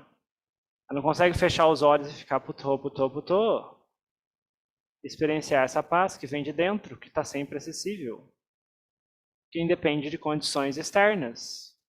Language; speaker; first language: Portuguese; native; Portuguese